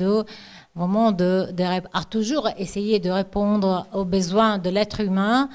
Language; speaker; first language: French; non-native, fluent; Italian